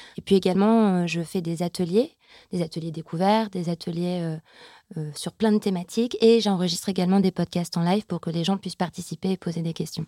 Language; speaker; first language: French; native; French